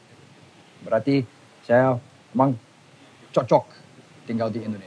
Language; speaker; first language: Indonesian; non-native, fluent; English